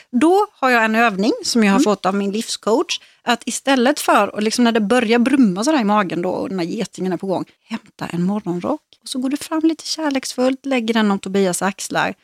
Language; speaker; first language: Swedish; native; Swedish